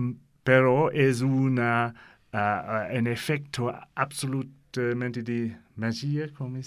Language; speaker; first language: Spanish; non-native, learner; English